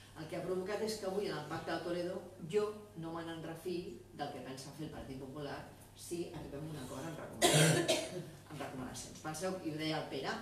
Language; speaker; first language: Catalan; non-native, local second language; Spanish